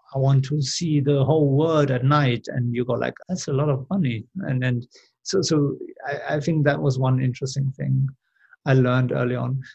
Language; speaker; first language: English; non-native, fluent; German